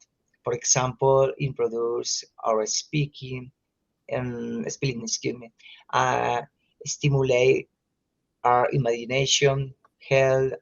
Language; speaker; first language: English; non-native, learner; Spanish